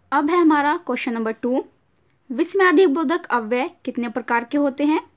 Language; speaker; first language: Hindi; native; Hindi